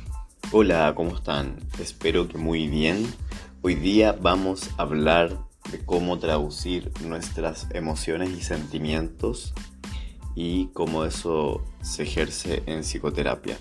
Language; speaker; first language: Spanish; native; Spanish